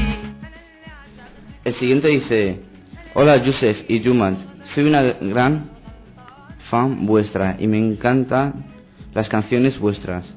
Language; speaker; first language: Spanish; early bilingual, other home language; Arabic